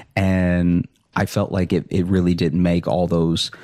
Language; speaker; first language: English; native; English